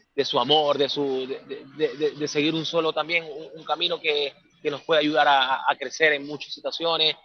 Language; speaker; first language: Spanish; native; Spanish